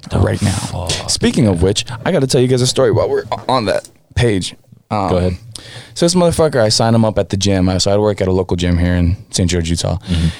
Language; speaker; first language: English; native; English